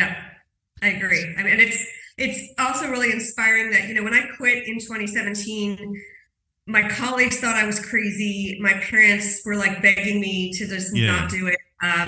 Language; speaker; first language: English; native; English